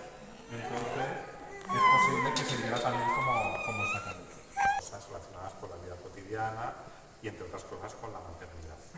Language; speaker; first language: Spanish; native; Spanish